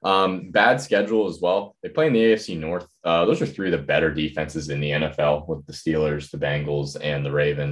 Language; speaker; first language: English; native; English